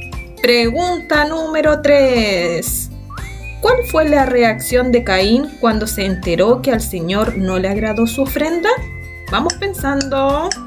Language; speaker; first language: Spanish; native; Spanish